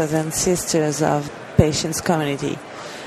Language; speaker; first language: English; non-native, learner; French